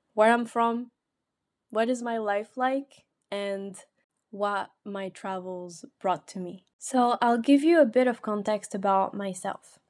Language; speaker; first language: English; non-native, fluent; French